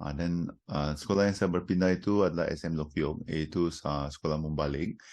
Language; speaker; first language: Malay; non-native, local second language; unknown